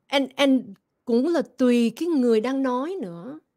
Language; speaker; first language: Vietnamese; early bilingual, other home language; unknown